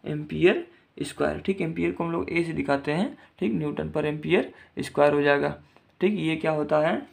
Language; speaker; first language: Hindi; native; Hindi